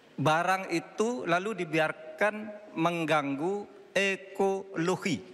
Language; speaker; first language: Indonesian; native; Indonesian